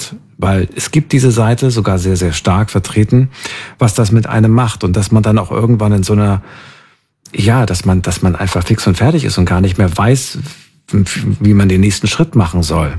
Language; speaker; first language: German; native; German